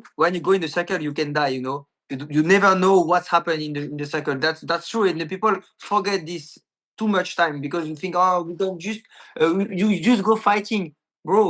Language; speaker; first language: English; non-native, learner; French